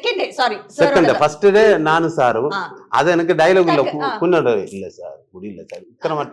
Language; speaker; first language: Tamil; non-native, learner; Malayalam